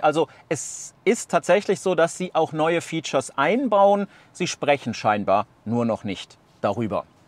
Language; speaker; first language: German; native; German